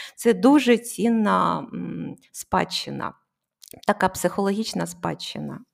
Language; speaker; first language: Ukrainian; non-native, local second language; Russian